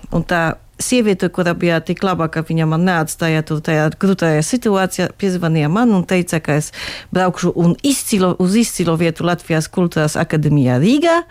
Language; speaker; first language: Latvian; non-native, fluent; Polish